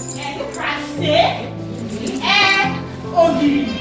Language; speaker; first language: French; non-native, learner; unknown